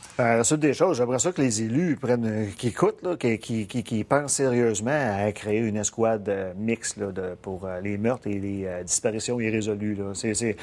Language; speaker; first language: French; native; French